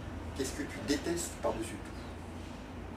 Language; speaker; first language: French; native; French